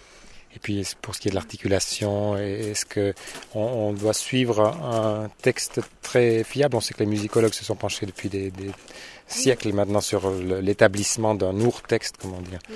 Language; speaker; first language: French; native; French